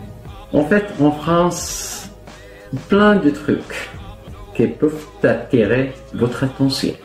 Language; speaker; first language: French; non-native, fluent; Arabic